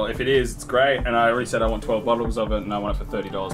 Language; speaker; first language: English; native; English